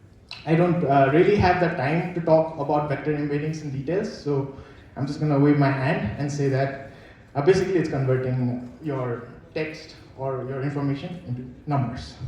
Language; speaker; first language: English; non-native, local second language; Nepali